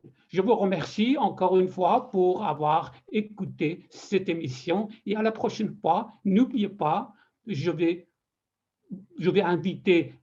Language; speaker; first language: French; non-native, fluent; Persian